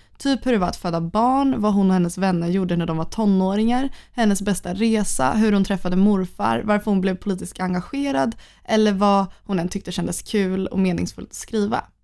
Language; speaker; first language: Swedish; native; Swedish